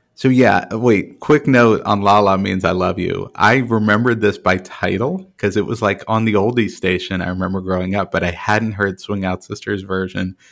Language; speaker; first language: English; native; English